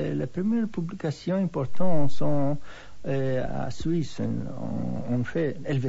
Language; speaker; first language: French; non-native, fluent; Hebrew